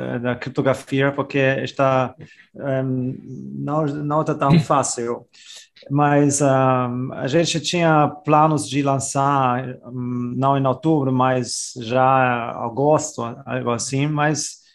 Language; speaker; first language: Portuguese; non-native, fluent; German